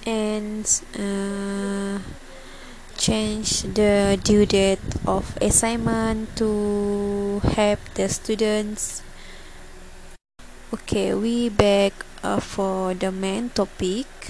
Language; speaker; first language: English; non-native, learner; Malay